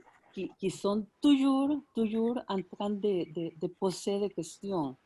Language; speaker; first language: French; non-native, fluent; Spanish